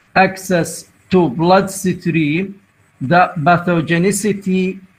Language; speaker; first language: English; non-native, fluent; Arabic